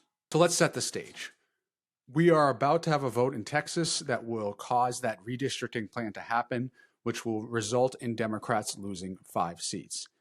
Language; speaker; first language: English; native; English